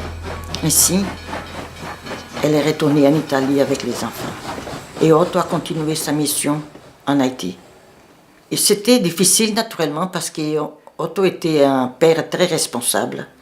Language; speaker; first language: French; non-native, fluent; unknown